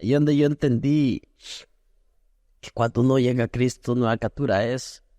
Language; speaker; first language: Spanish; native; Spanish